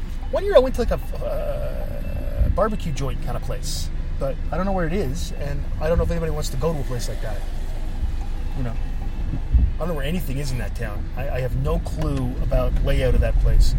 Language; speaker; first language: English; native; English